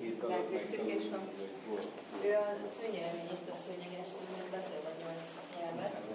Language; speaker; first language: Hungarian; native; Hungarian